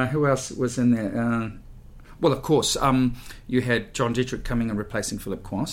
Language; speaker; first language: English; native; English